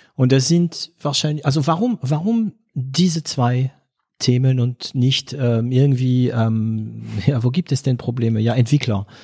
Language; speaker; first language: German; non-native, fluent; French